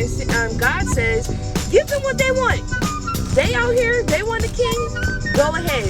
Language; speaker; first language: English; native; English